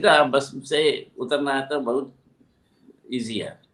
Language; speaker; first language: Hindi; non-native, local second language; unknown